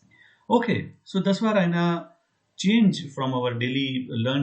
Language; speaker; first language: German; non-native, learner; Hindi